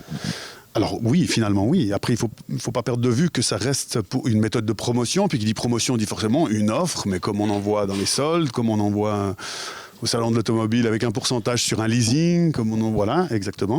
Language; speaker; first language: French; native; French